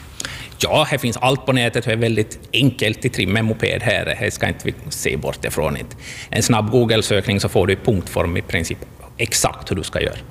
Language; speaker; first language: Swedish; native; Swedish